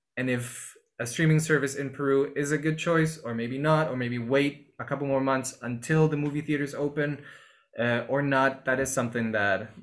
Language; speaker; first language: English; non-native, fluent; Spanish